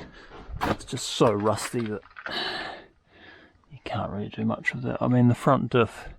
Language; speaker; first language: English; native; English